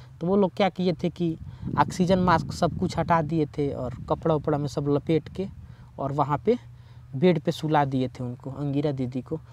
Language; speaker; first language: Hindi; native; Hindi